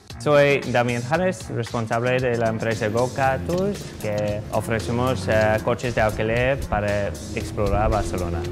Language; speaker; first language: Spanish; non-native, fluent; English